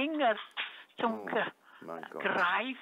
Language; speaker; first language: German; native; German